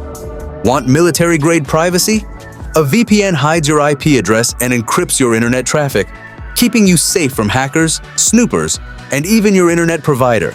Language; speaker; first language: English; native; English